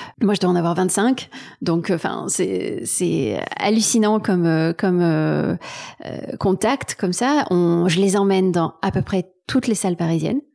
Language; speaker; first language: French; native; French